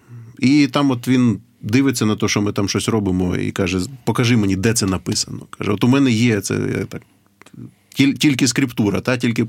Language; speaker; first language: Ukrainian; native; Ukrainian